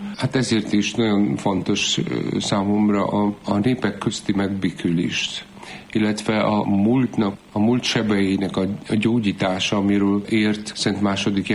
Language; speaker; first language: Hungarian; non-native, fluent; Polish